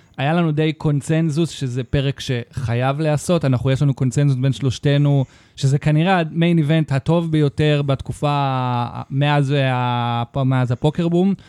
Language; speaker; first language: Hebrew; native; Hebrew